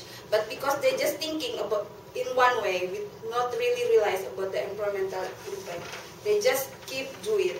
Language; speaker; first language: English; non-native, learner; Indonesian